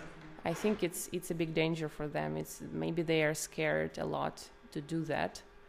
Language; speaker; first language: English; non-native, fluent; Ukrainian